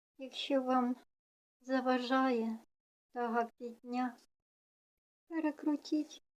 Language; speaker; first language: Ukrainian; non-native, local second language; Russian